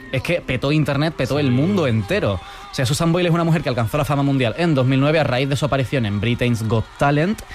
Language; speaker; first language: Spanish; native; Spanish